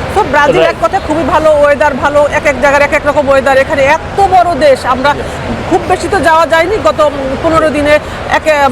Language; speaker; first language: Bangla; native; Bangla